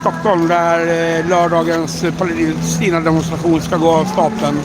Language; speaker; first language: Swedish; native; Swedish